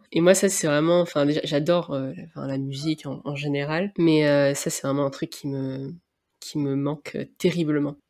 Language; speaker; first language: French; native; French